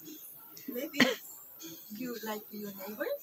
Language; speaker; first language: English; non-native, learner; Korean